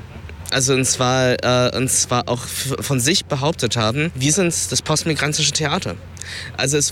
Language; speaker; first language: German; early bilingual, other home language; Vietnamese